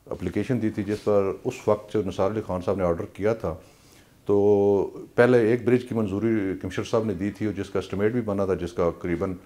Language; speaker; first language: Urdu; non-native, local second language; Punjabi